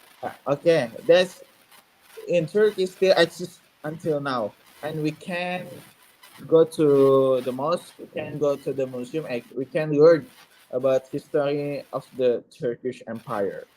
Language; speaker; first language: English; non-native, learner; Indonesian